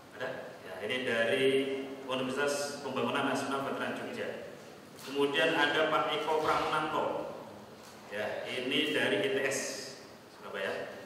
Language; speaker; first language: Indonesian; native; Indonesian